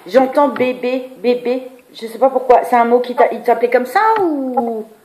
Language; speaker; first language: French; native; French